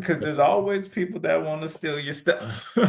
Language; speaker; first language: English; native; English